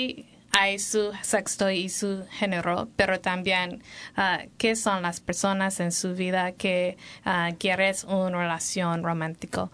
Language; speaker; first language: Spanish; non-native, learner; English